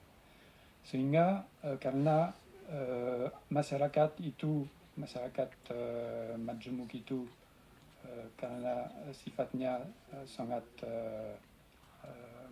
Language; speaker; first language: Indonesian; non-native, fluent; French